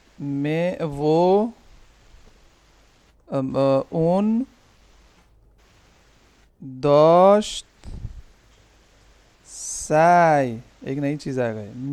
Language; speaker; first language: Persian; non-native, learner; Urdu